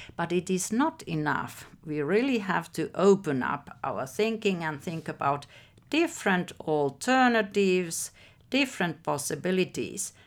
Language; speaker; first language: English; non-native, fluent; Finnish